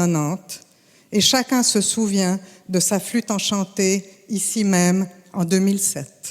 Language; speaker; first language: French; native; French